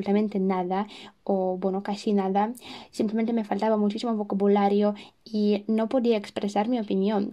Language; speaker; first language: Spanish; non-native, fluent; Russian